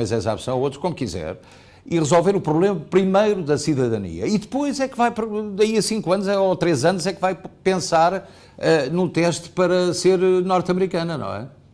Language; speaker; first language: Portuguese; native; Portuguese